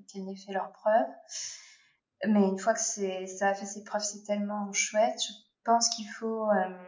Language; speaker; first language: French; native; French